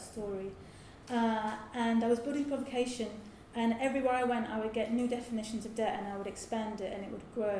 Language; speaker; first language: English; native; English